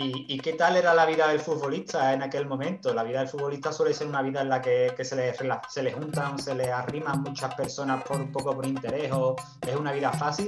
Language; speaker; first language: Spanish; native; Spanish